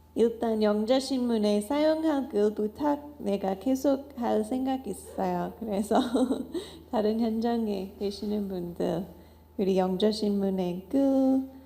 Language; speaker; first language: Korean; non-native, fluent; English